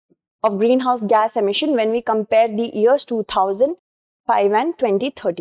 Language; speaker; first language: English; non-native, local second language; Hindi